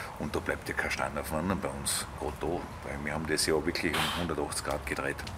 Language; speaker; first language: German; native; German